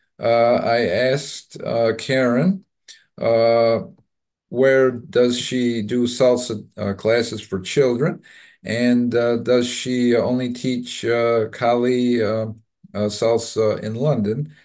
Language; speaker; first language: English; native; English